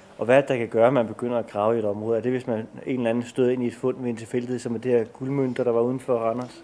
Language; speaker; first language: Danish; native; Danish